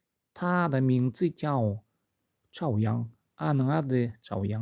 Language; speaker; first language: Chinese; non-native, fluent; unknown